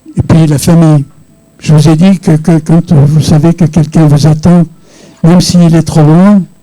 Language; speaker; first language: French; non-native, local second language; Arabic